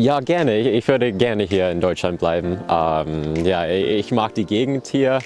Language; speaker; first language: German; early bilingual, heritage; German